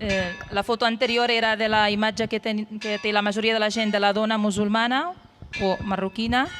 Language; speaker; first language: Catalan; non-native, fluent; Arabic